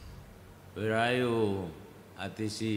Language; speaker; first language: English; non-native, learner; Indonesian